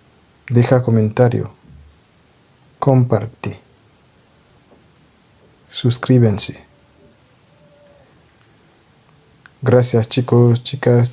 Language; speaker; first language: Spanish; non-native, fluent; Haitian Creole